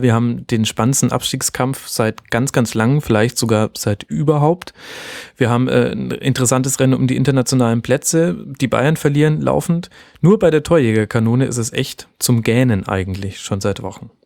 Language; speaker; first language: German; native; German